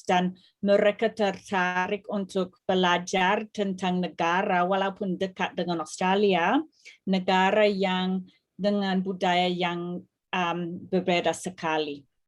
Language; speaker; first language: Indonesian; non-native, fluent; English